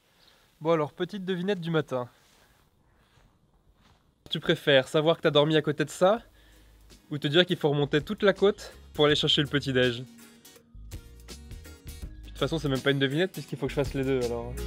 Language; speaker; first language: French; native; French